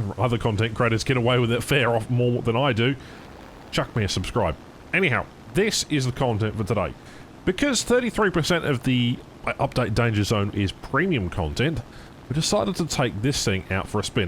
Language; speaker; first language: English; native; English